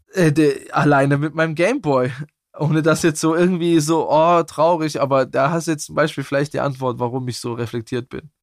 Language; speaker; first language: German; native; German